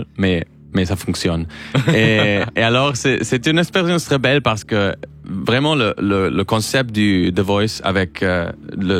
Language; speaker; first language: French; non-native, learner; Spanish